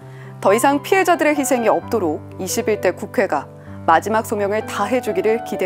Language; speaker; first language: Korean; native; Korean